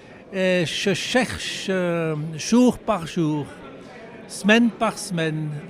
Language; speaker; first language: French; non-native, local second language; German